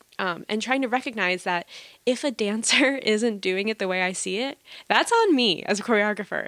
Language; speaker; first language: English; native; English